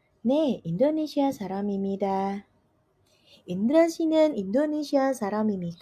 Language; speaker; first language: Korean; non-native, fluent; Indonesian